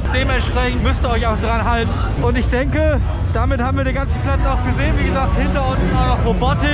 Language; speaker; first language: German; native; German